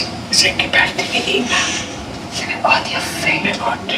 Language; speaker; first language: Hebrew; non-native, fluent; German